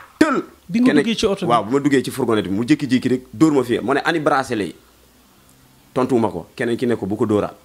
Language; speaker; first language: Wolof; non-native, local second language; Jola-Fonyi